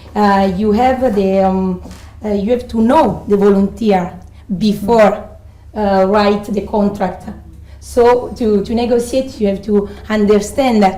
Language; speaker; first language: English; non-native, fluent; Italian